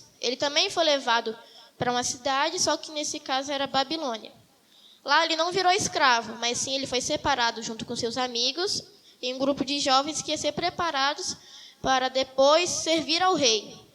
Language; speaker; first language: Portuguese; native; Portuguese